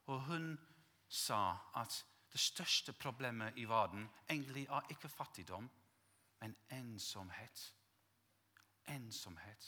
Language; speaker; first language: Norwegian; non-native, fluent; English